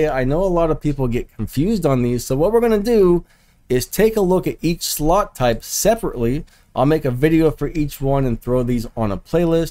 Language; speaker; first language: English; native; English